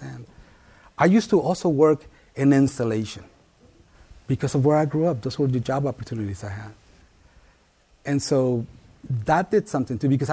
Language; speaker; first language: English; early bilingual, other home language; Spanish